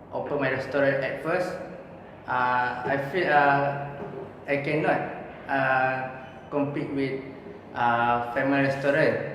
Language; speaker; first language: English; non-native, learner; Malay